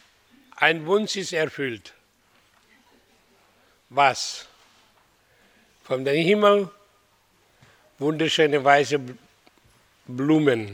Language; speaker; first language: German; non-native, fluent; Hindi